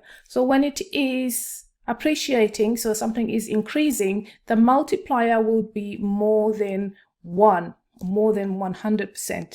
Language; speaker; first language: English; non-native, local second language; Swahili